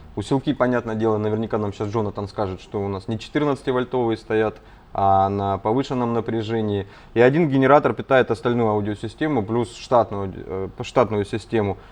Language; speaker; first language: Russian; native; Russian